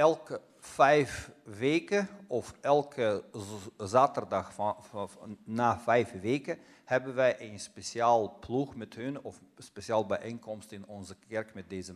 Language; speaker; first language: Dutch; non-native, fluent; Russian